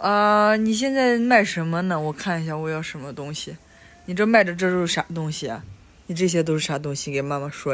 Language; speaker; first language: Chinese; native; Chinese